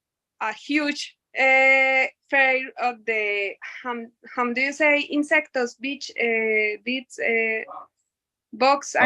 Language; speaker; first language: English; non-native, learner; Spanish